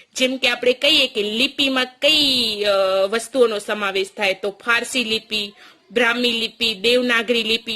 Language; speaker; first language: Gujarati; native; Gujarati